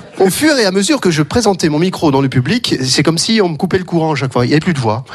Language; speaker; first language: French; native; French